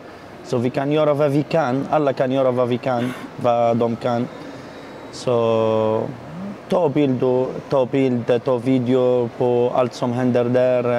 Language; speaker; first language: Swedish; non-native, learner; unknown